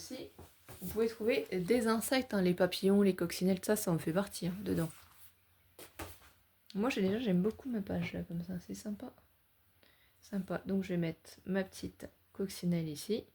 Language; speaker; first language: French; native; French